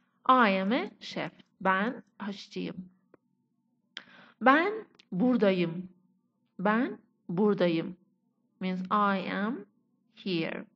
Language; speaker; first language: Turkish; non-native, fluent; Persian